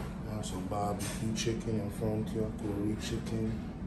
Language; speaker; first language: English; native; English